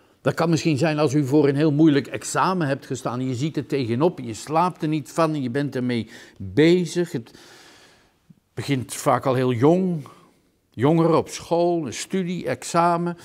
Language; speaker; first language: Dutch; native; Dutch